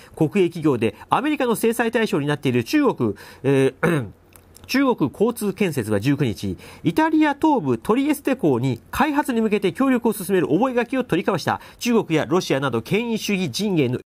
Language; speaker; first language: Japanese; native; Japanese